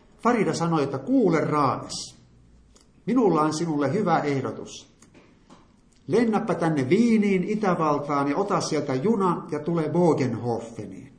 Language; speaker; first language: Finnish; native; Finnish